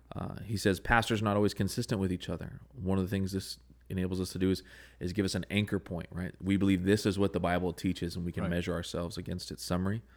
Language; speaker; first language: English; native; English